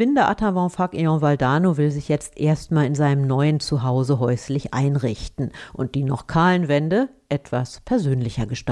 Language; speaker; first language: German; native; German